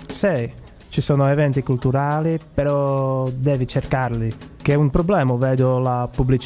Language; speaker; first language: Italian; non-native, learner; Czech